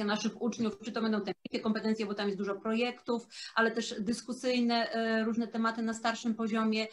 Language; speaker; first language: Polish; native; Polish